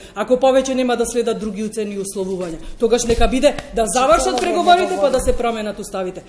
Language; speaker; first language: Macedonian; native; Macedonian